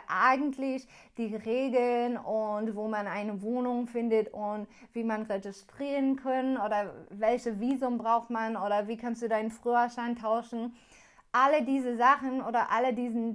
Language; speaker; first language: German; non-native, learner; English